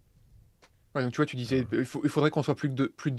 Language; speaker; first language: French; native; French